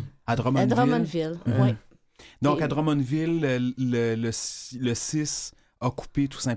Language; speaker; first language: French; native; French